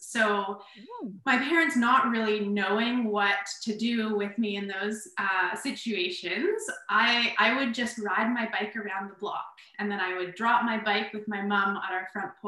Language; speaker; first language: English; native; English